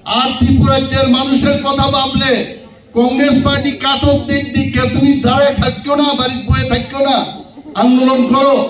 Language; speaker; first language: Bangla; non-native, local second language; Kok Borok